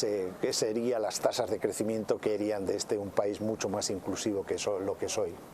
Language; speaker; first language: Spanish; native; Spanish